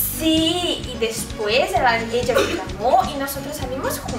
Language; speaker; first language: Spanish; non-native, learner; Portuguese